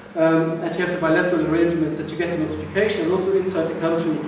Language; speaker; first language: English; non-native, fluent; Luxembourgish